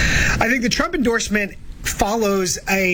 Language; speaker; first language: English; native; English